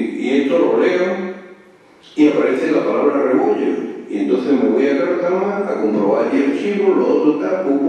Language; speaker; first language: Spanish; native; Spanish